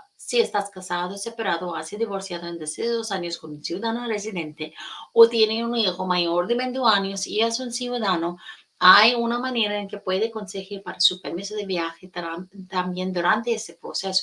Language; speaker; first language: Spanish; non-native, fluent; English